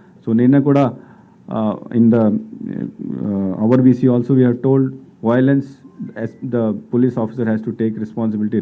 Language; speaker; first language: English; non-native, local second language; Telugu